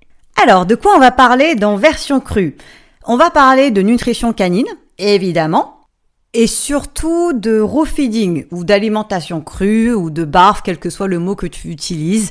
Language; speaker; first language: French; native; French